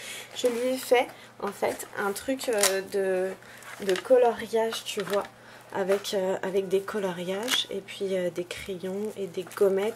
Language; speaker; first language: French; native; French